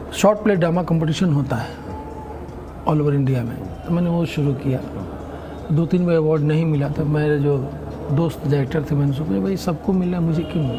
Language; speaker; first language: Hindi; non-native, local second language; Bhojpuri